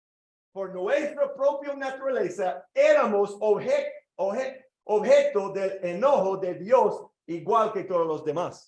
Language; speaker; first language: Spanish; non-native, learner; English